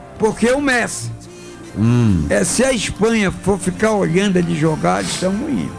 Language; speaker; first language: Portuguese; native; Portuguese